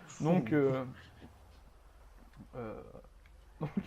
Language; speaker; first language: French; native; French